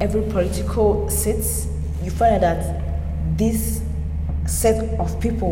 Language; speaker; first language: English; non-native, local second language; Igbo